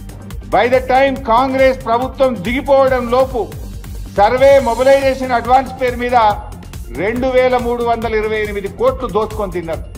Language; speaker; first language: Telugu; native; Telugu